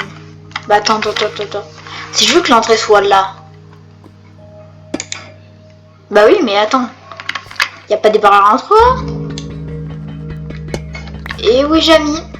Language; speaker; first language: French; native; French